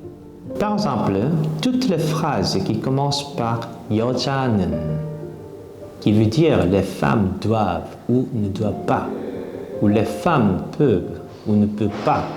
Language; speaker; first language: French; non-native, fluent; Korean